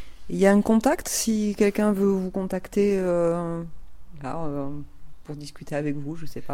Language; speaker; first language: French; native; French